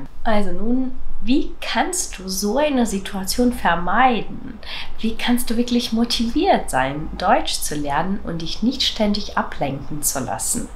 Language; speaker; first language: German; non-native, fluent; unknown